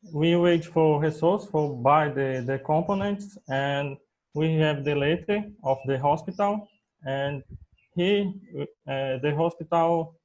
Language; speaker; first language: English; non-native, learner; Portuguese